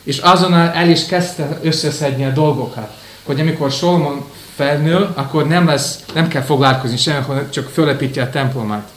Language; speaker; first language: Hungarian; non-native, fluent; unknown